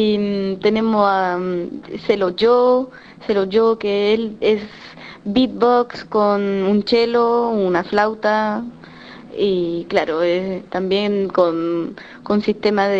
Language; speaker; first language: Spanish; non-native, fluent; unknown